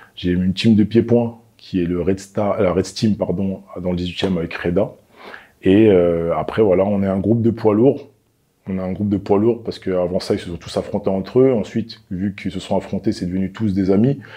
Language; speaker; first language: French; native; French